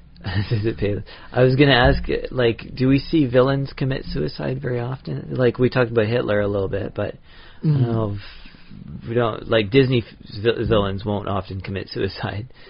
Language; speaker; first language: English; native; English